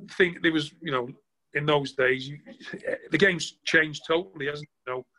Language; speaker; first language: English; native; English